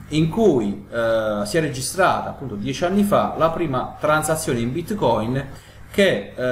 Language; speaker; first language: Italian; native; Italian